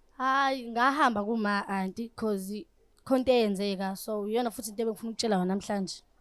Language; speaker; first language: Zulu; native; Zulu